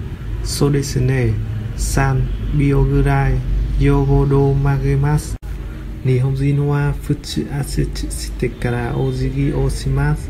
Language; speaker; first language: Japanese; non-native, learner; Vietnamese